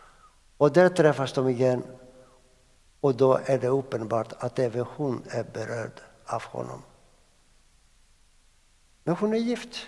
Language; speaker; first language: Swedish; non-native, fluent; Greek